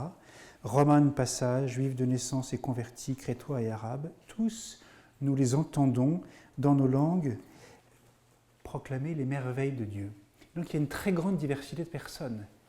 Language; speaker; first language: French; native; French